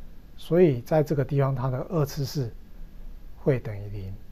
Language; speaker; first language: Chinese; native; Chinese